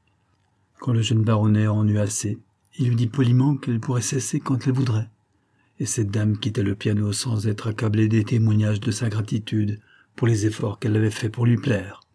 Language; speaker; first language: French; native; French